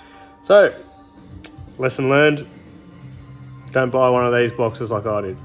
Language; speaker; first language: English; native; English